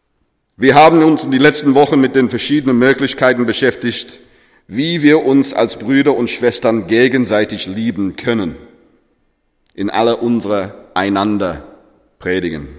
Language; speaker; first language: German; non-native, fluent; English